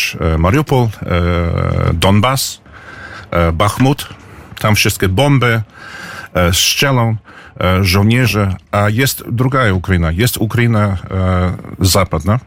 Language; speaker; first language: Polish; early bilingual, heritage; English